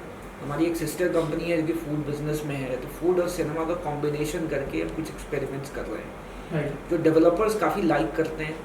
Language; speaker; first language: Hindi; native; Hindi